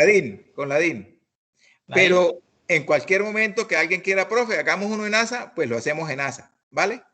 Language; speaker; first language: Spanish; native; Spanish